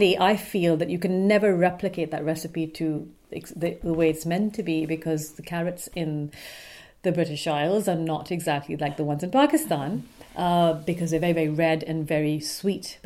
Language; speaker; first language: English; non-native, local second language; Urdu